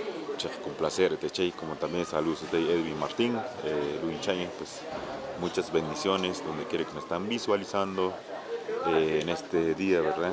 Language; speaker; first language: Spanish; non-native, local second language; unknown